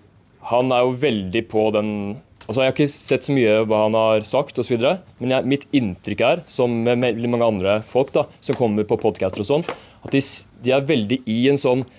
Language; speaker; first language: Norwegian; native; Norwegian